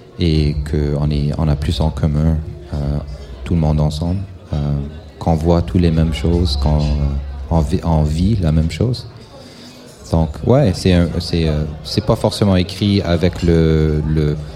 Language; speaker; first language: French; non-native, local second language; English